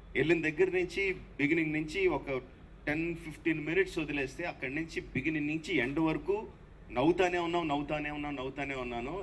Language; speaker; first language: Telugu; native; Telugu